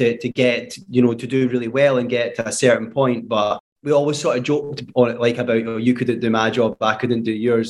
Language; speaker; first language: English; native; English